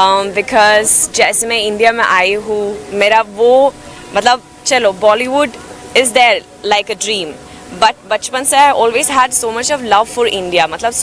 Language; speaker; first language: Hindi; non-native, fluent; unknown